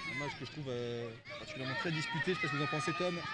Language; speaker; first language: French; native; French